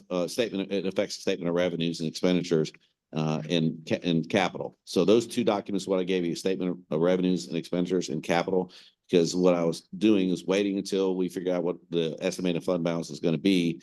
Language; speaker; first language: English; native; English